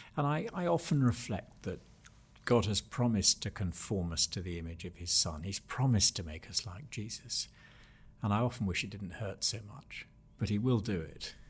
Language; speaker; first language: English; native; English